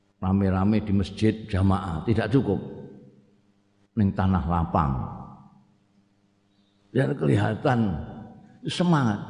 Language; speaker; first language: Indonesian; non-native, local second language; Javanese